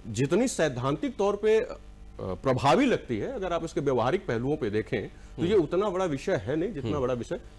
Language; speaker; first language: Hindi; native; Hindi